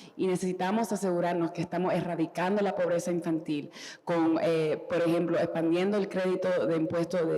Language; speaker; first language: Spanish; early bilingual, heritage; Spanish